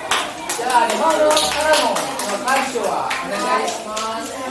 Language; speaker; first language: Japanese; non-native, learner; Indonesian